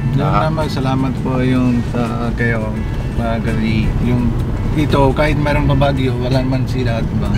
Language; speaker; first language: Filipino; non-native, local second language; Cebuano